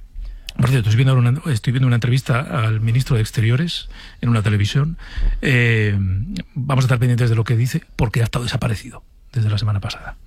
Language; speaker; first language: Spanish; native; Spanish